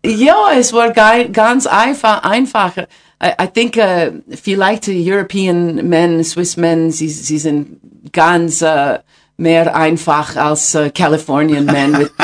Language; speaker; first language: German; non-native, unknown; English